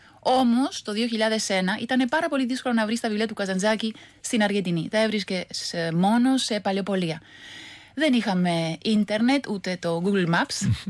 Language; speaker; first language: Greek; non-native, fluent; Spanish